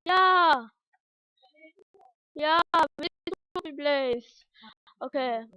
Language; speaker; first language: German; early bilingual, other home language; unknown